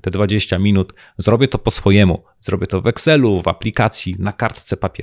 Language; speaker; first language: Polish; native; Polish